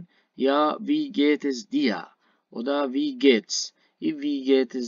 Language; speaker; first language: German; non-native, fluent; Baluchi